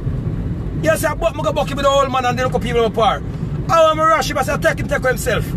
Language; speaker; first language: English; native; English